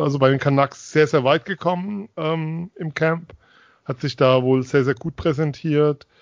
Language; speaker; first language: German; native; German